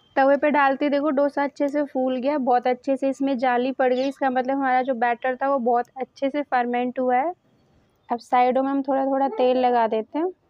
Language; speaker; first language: Hindi; native; Hindi